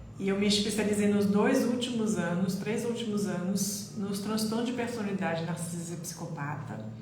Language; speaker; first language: Portuguese; non-native, fluent; French